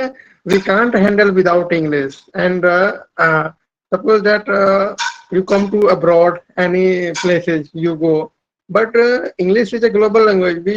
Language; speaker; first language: English; non-native, learner; Hindi